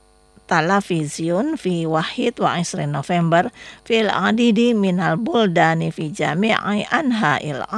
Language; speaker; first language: Arabic; non-native, fluent; Indonesian